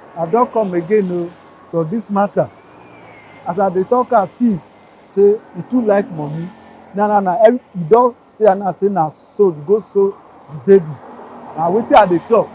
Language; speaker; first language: Nigerian Pidgin; non-native, local second language; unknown